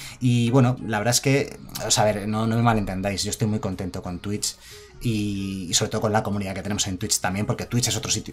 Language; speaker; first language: Spanish; native; Spanish